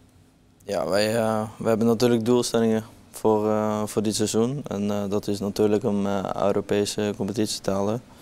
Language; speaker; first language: Dutch; non-native, learner; Norwegian